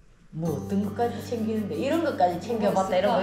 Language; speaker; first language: Korean; native; Korean